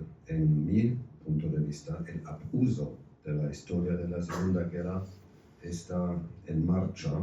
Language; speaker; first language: Spanish; non-native, fluent; German